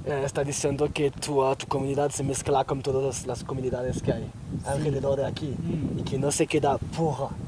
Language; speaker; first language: Spanish; non-native, learner; French